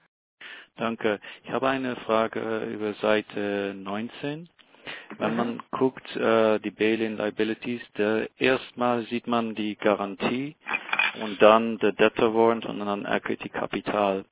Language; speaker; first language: German; non-native, fluent; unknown